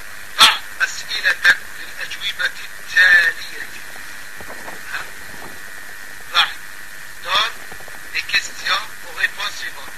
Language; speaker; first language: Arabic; non-native, fluent; French